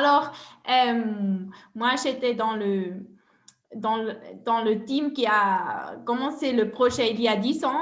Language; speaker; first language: French; non-native, local second language; German